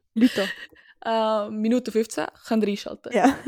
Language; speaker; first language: Swiss German; native; Swiss German